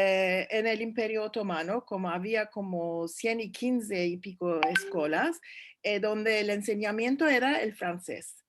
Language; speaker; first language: Spanish; early bilingual, heritage; Turkish